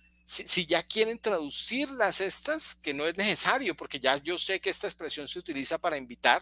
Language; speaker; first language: Spanish; native; Spanish